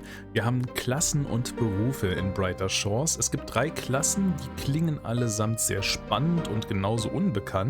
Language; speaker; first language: German; native; German